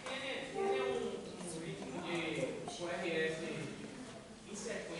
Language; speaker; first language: Spanish; non-native, learner; Portuguese